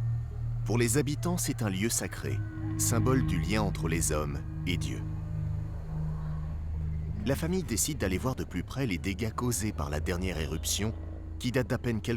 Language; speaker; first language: French; native; French